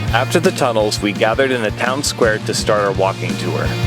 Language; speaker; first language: English; native; English